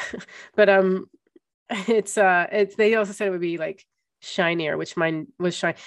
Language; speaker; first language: English; native; English